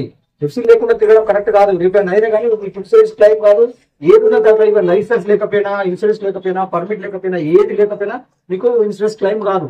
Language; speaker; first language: Telugu; native; Telugu